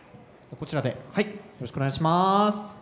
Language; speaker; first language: Japanese; native; Japanese